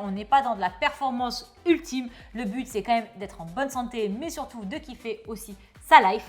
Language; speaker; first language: French; native; French